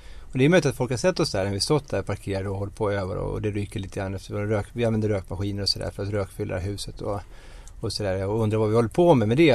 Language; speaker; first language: Swedish; native; Swedish